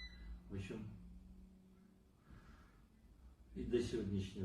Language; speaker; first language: Russian; non-native, local second language; Uzbek